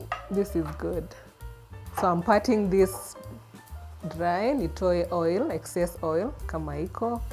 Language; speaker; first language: English; non-native, local second language; Swahili